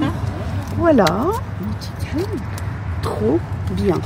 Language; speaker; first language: French; native; French